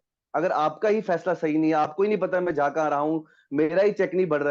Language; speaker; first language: Hindi; native; Hindi